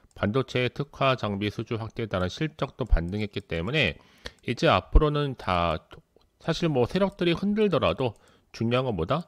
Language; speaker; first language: Korean; native; Korean